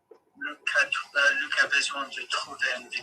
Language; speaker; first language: French; non-native, learner; English